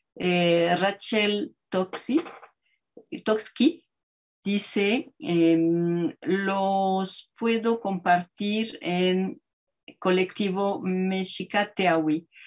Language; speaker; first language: Spanish; native; Spanish